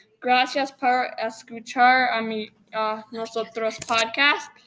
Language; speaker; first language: Spanish; non-native, learner; English